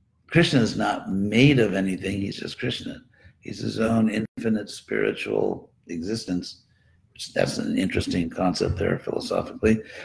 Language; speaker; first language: English; native; English